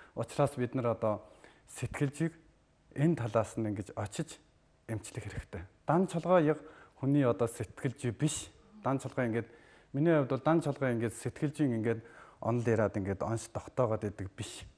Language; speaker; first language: Mongolian; native; Mongolian